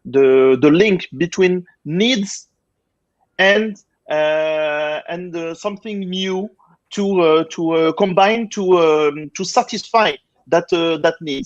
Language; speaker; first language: English; non-native, fluent; French